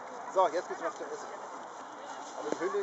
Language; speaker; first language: German; native; German